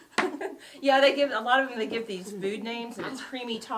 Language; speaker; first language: English; native; English